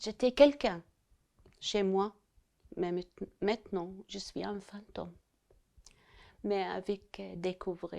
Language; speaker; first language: French; non-native, fluent; Arabic